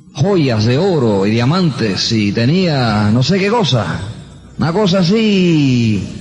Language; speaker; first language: Spanish; early bilingual, heritage; Spanish